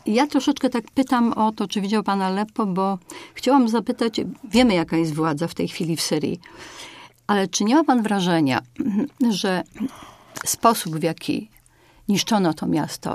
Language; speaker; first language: Polish; native; Polish